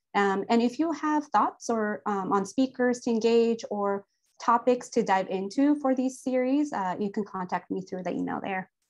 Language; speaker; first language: English; native; English